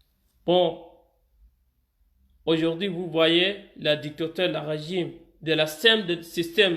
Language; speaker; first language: French; non-native, fluent; Arabic